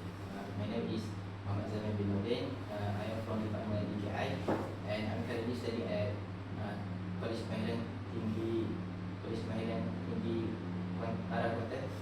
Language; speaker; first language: English; non-native, learner; Malay